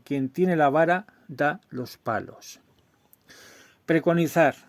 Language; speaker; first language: Spanish; native; Spanish